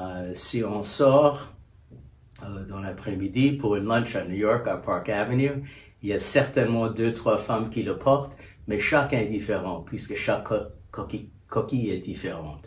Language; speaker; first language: French; non-native, fluent; English